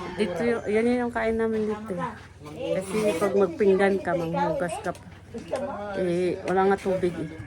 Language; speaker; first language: Filipino; non-native, local second language; Waray